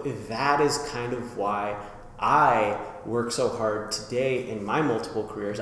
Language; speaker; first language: English; native; English